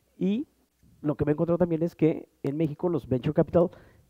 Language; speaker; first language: Spanish; native; Spanish